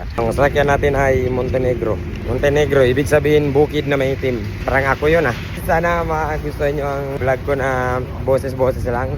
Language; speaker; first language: Filipino; non-native, local second language; Chavacano